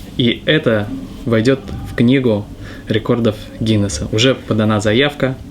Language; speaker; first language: Russian; native; Russian